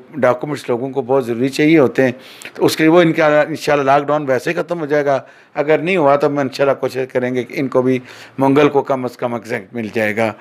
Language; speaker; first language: Urdu; non-native, local second language; Pahari-Potwari